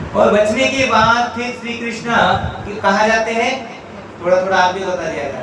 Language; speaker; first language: Hindi; non-native, local second language; Marathi